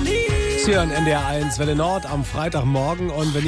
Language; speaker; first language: German; native; German